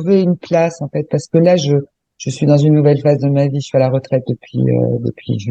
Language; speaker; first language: French; native; French